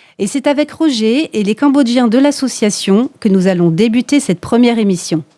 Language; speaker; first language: French; native; French